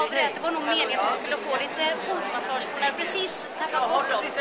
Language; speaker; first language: Swedish; native; Swedish